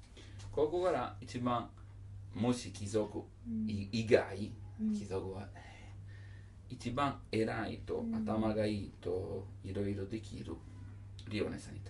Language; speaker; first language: Japanese; non-native, learner; Italian